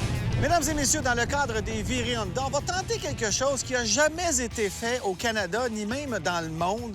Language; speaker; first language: French; native; French